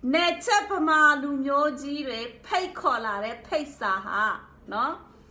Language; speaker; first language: Burmese; non-native, local second language; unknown